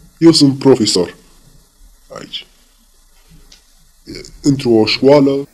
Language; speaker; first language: Romanian; non-native, learner; Arabic